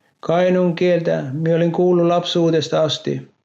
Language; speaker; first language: Finnish; non-native, local second language; Norwegian